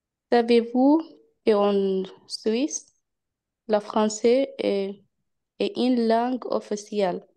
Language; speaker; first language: French; non-native, learner; Spanish